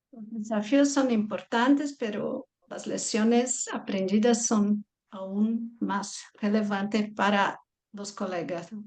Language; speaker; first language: Spanish; non-native, fluent; Portuguese